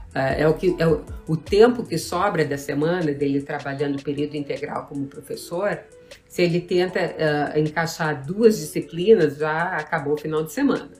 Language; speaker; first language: Portuguese; native; Portuguese